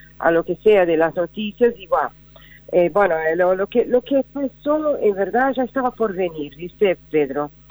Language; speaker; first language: Spanish; non-native, fluent; Portuguese